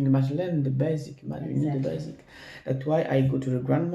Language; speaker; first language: English; non-native, learner; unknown